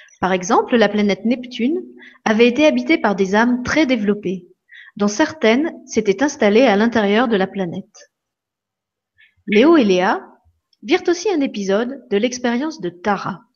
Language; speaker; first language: French; native; French